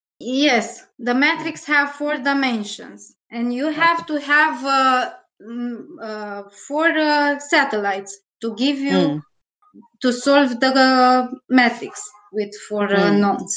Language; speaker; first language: English; non-native, learner; Romanian